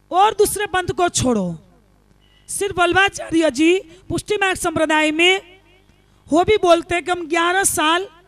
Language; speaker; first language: Hindi; non-native, local second language; Gujarati